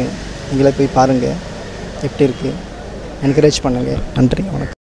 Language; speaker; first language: Tamil; non-native, fluent; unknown